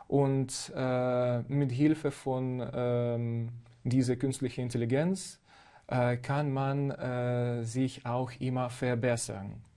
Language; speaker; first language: German; non-native, fluent; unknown